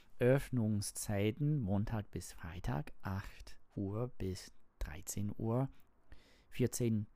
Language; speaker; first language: German; non-native, learner; English